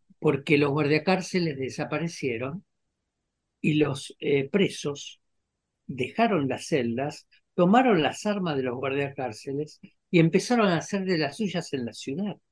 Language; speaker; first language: Spanish; native; Spanish